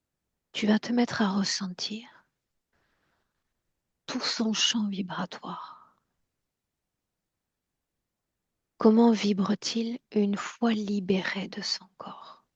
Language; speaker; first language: French; native; French